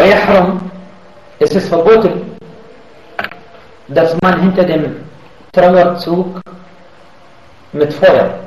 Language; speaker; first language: German; non-native, fluent; Arabic